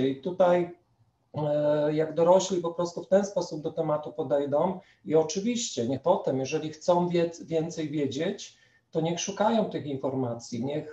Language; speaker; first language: Polish; native; Polish